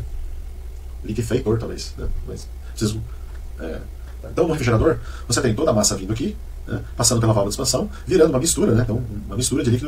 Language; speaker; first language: Portuguese; native; Portuguese